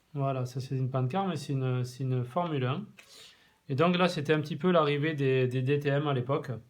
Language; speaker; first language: French; native; French